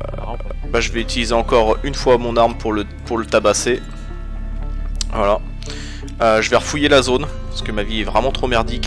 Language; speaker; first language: French; native; French